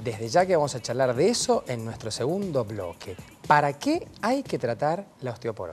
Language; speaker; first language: Spanish; native; Spanish